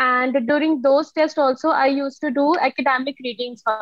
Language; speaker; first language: English; non-native, local second language; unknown